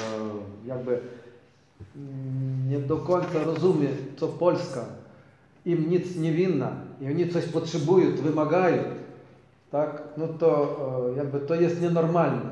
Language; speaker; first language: Polish; non-native, learner; Ukrainian